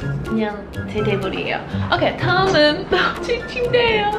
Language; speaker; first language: Korean; non-native, fluent; English